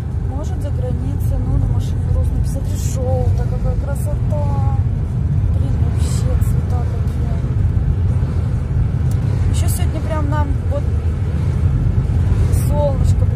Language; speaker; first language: Russian; native; Russian